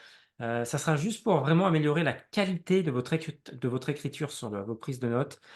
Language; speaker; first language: French; native; French